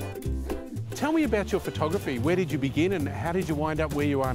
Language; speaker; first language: English; native; English